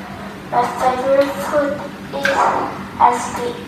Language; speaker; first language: English; non-native, learner; Vietnamese